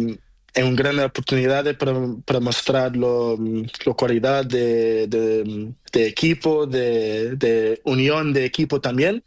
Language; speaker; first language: Spanish; non-native, learner; Portuguese